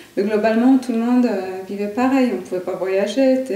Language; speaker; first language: French; non-native, fluent; Polish